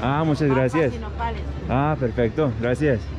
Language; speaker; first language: Spanish; non-native, learner; English